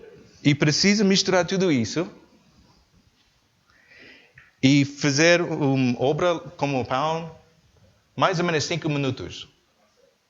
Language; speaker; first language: Portuguese; non-native, learner; English